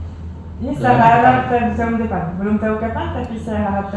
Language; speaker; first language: Indonesian; non-native, learner; French